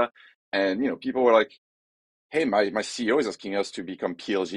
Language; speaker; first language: English; non-native, fluent; French